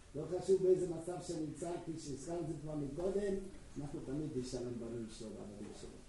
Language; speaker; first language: Hebrew; non-native, fluent; Czech